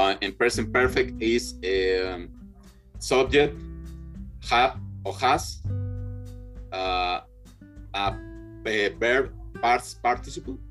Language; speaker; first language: English; non-native, learner; Spanish